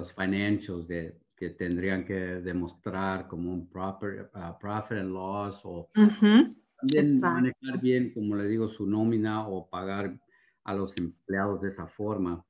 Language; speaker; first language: Spanish; early bilingual, heritage; Spanish